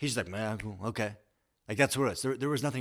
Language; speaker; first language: English; native; English